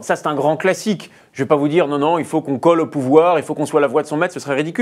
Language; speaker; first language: French; native; French